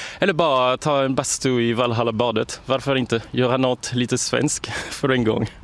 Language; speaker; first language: Swedish; non-native, fluent; French